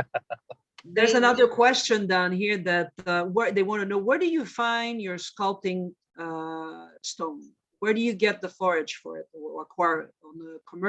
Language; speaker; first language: English; non-native, fluent; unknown